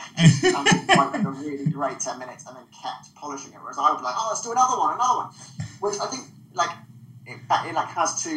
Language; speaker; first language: English; native; English